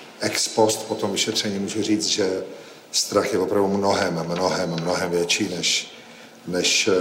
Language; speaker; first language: Czech; native; Czech